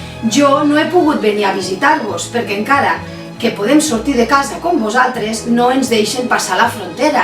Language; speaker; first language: Catalan; native; Catalan